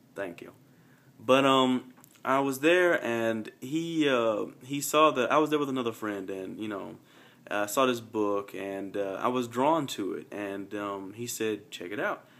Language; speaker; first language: English; native; English